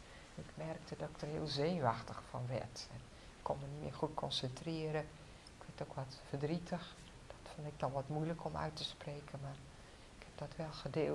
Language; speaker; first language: Dutch; native; Dutch